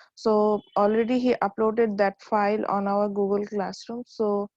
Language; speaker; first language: English; non-native, local second language; Bangla